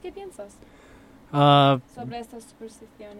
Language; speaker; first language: Spanish; non-native, learner; English